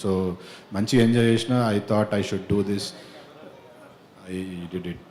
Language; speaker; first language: Telugu; native; Telugu